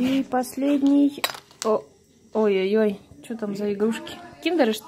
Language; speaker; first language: Russian; native; Russian